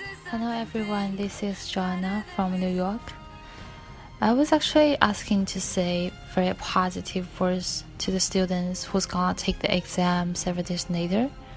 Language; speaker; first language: English; non-native, fluent; Chinese